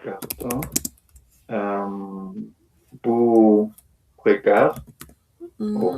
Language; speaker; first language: French; non-native, learner; Spanish